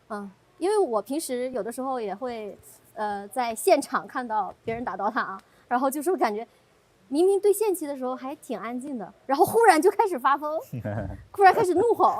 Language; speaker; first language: Chinese; native; Chinese